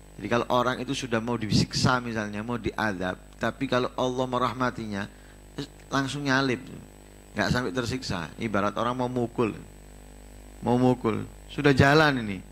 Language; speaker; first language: Indonesian; non-native, local second language; Javanese